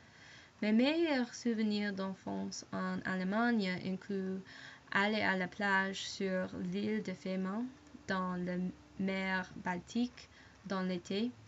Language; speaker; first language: French; non-native, learner; English